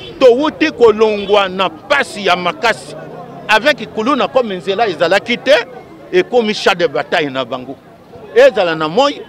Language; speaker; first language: Lingala; native; Lingala